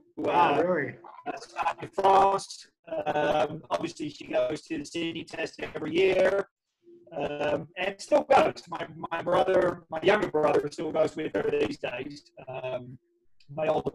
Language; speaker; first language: English; native; English